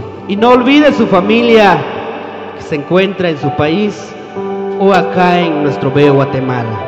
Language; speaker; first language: Spanish; non-native, local second language; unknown